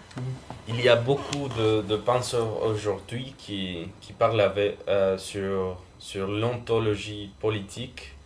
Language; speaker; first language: French; non-native, fluent; Spanish